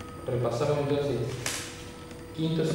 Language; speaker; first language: Spanish; native; Spanish